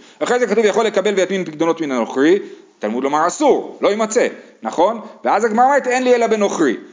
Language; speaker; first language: Hebrew; native; Hebrew